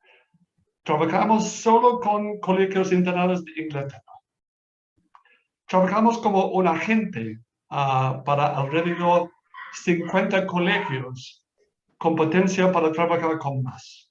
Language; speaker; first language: Spanish; non-native, fluent; English